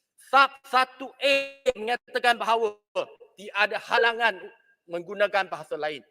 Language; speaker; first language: Malay; non-native, local second language; Chinese